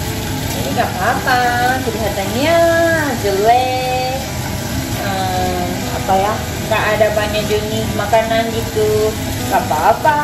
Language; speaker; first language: Indonesian; non-native, learner; Japanese